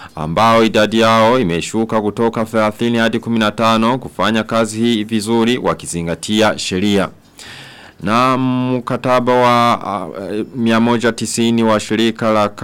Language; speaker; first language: Swahili; non-native, local second language; Rundi